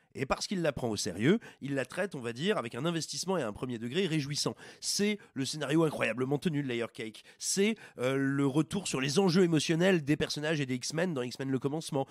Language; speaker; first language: French; native; French